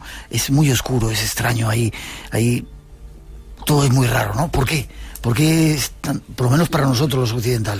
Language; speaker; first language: Spanish; native; Spanish